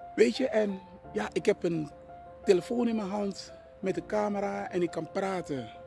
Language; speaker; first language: Dutch; native; Dutch